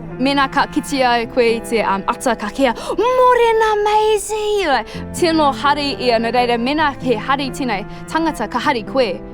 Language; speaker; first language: Māori; non-native, local second language; English